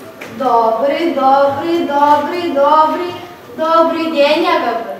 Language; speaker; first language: Russian; non-native, learner; Lithuanian